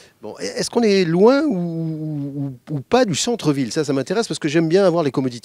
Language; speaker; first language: French; native; French